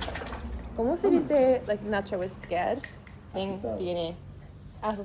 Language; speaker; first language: Spanish; non-native, learner; English